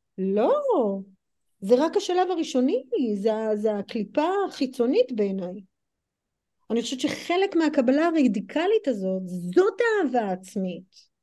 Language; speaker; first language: Hebrew; non-native, fluent; English